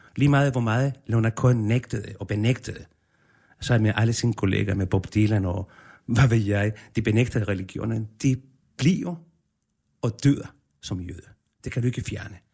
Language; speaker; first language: Danish; non-native, fluent; Spanish